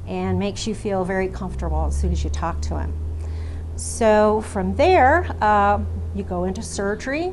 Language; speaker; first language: English; native; English